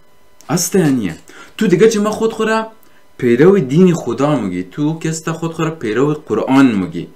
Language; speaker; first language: Persian; native; Persian